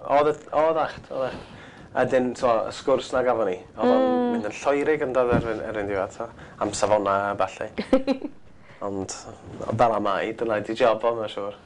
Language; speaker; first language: Welsh; non-native, local second language; English